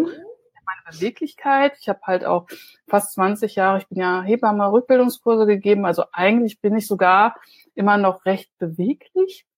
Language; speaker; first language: German; native; German